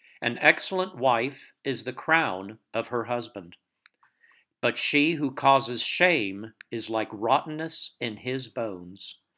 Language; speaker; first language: English; native; English